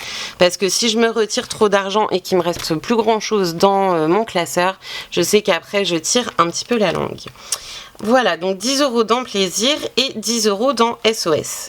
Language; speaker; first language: French; native; French